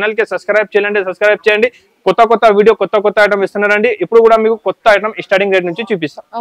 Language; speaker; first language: Telugu; non-native, local second language; Urdu